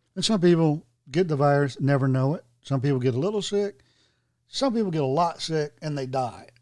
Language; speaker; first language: English; native; English